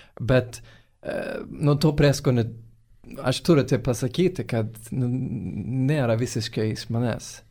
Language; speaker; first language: Lithuanian; non-native, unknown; Swedish